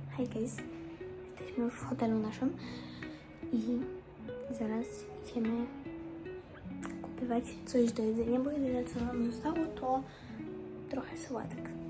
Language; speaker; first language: Polish; early bilingual, other home language; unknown